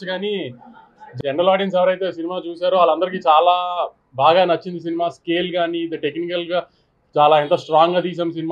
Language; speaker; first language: Telugu; native; Telugu